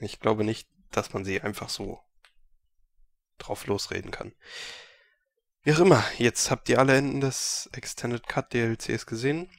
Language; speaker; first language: German; native; German